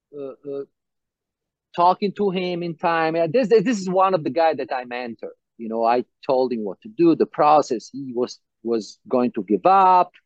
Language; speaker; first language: English; non-native, fluent; Italian